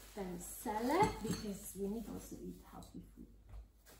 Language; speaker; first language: English; non-native, learner; Italian